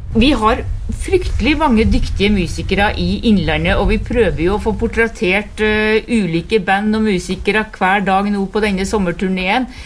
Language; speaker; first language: Norwegian; native; Norwegian